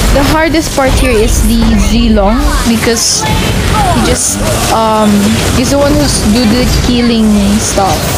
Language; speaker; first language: English; non-native, local second language; Filipino